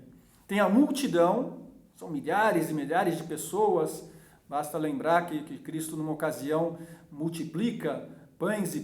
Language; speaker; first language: Portuguese; native; Portuguese